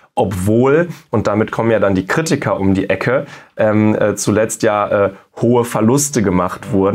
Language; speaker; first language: German; native; German